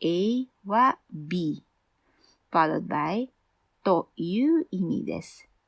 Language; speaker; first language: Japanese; non-native, fluent; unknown